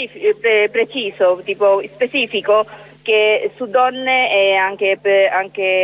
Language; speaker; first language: Italian; non-native, learner; Bangla